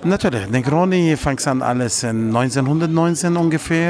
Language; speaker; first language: German; non-native, fluent; Italian